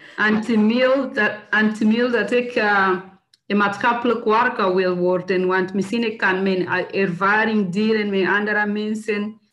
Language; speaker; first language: Dutch; non-native, fluent; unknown